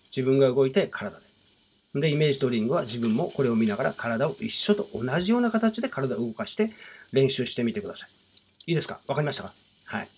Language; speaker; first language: Japanese; native; Japanese